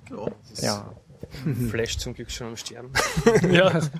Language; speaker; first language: German; native; German